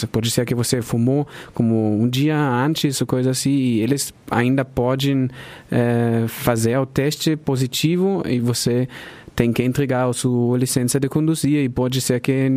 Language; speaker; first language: Portuguese; non-native, fluent; German